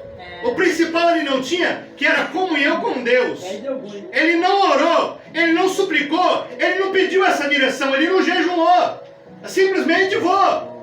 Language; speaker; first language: Portuguese; native; Portuguese